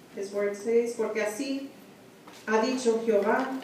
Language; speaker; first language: Spanish; early bilingual, heritage; Spanish